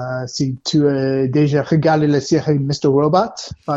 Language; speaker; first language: French; non-native, learner; English